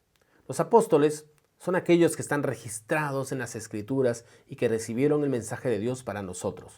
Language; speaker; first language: Spanish; native; Spanish